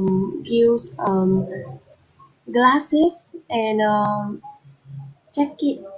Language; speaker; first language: English; non-native, learner; Vietnamese